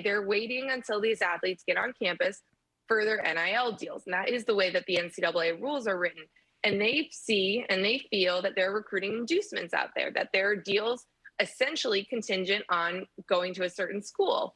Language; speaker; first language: English; native; English